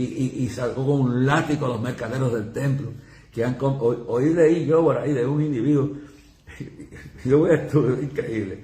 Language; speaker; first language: Spanish; native; Spanish